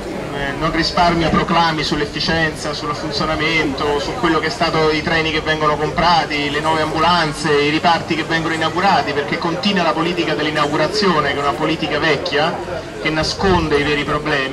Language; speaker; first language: Italian; native; Italian